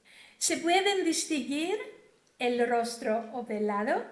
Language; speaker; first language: Spanish; non-native, fluent; Greek